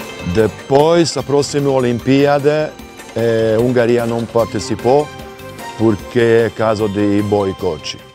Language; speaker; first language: Portuguese; non-native, learner; Hungarian